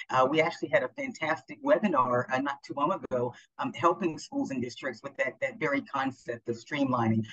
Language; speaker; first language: English; native; English